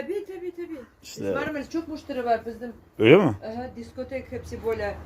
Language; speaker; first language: Turkish; non-native, learner; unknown